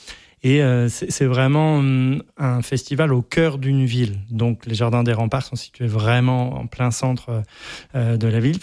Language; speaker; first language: French; native; French